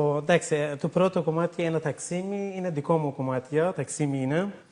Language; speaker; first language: Greek; non-native, learner; Persian